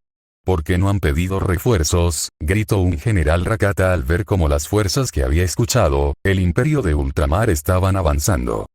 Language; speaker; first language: Spanish; native; Spanish